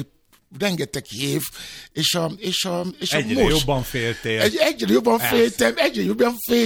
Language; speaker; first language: Hungarian; non-native, fluent; Yoruba